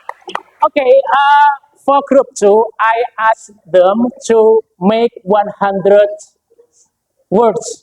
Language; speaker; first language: English; non-native, fluent; Indonesian